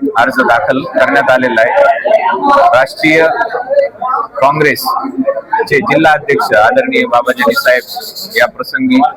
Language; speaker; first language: Marathi; native; Marathi